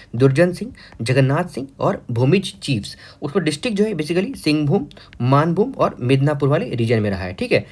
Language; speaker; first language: Hindi; native; Hindi